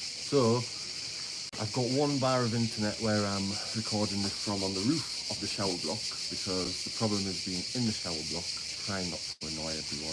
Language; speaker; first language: English; native; English